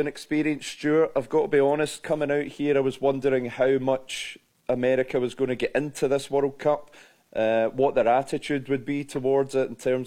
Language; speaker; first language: English; native; English